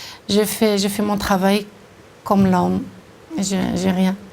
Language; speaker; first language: French; non-native, local second language; Arabic